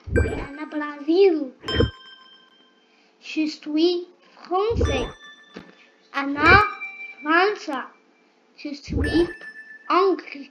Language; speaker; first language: French; non-native, learner; Arabic